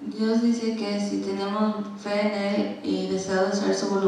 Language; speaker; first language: Spanish; non-native, learner; English